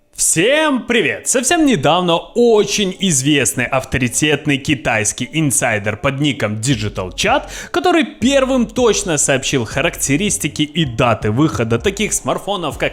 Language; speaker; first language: Russian; native; Russian